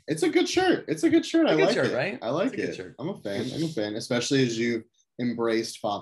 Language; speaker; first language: English; native; English